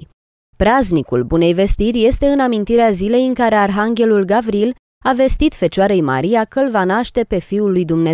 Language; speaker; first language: Romanian; native; Romanian